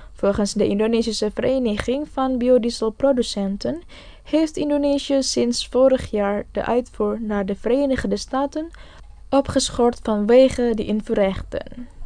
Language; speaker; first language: Dutch; non-native, fluent; Indonesian